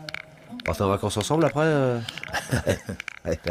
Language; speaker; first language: French; native; French